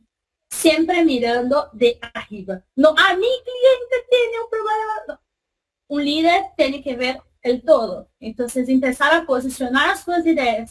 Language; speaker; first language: Spanish; non-native, fluent; Portuguese